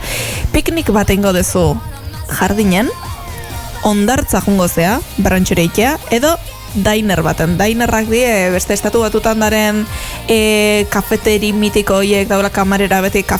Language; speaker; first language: Basque; native; Basque